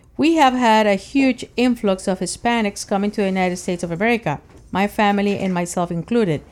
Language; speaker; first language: English; early bilingual, other home language; Spanish